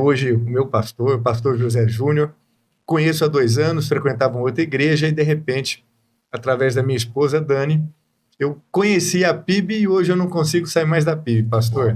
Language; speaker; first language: Portuguese; native; Portuguese